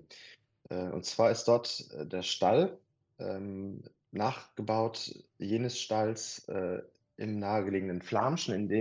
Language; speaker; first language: German; native; German